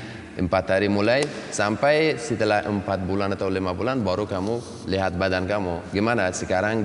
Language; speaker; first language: Indonesian; non-native, learner; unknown